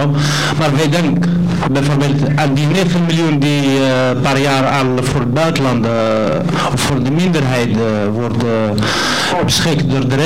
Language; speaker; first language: Dutch; non-native, learner; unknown